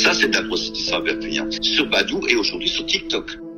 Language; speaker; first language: French; native; French